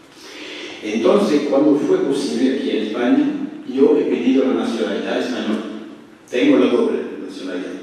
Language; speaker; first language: Spanish; early bilingual, heritage; French